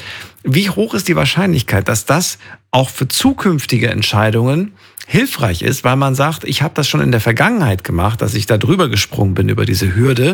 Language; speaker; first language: German; native; German